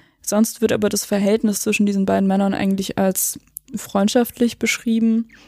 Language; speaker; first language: German; native; German